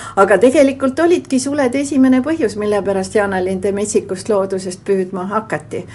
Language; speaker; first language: Estonian; native; Estonian